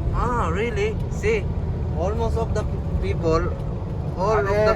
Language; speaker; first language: English; non-native, learner; Filipino